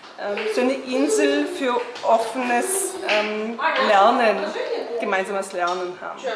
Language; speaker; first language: German; non-native, fluent; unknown